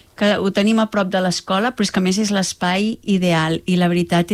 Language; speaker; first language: Catalan; native; Catalan